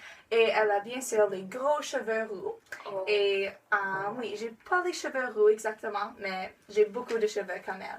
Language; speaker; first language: French; non-native, learner; English